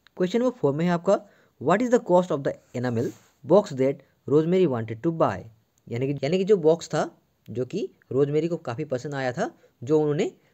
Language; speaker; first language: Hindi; non-native, local second language; Assamese